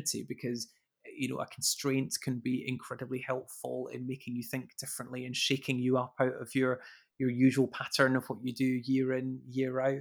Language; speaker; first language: English; native; English